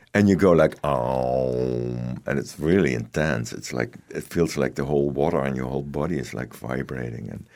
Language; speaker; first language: English; non-native, fluent; Dutch